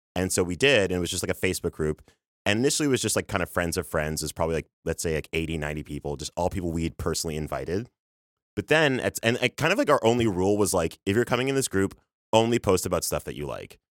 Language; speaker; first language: English; native; English